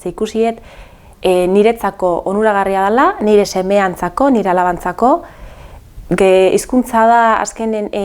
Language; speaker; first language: Basque; early bilingual, other home language; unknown